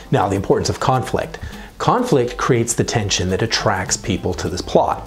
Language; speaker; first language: English; native; English